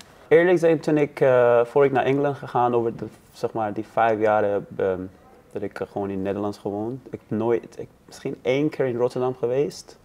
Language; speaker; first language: Dutch; non-native, learner; Persian